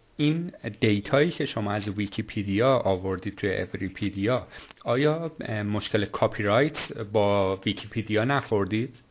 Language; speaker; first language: Persian; native; Persian